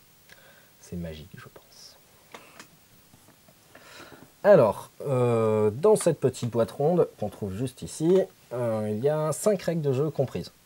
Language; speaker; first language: French; native; French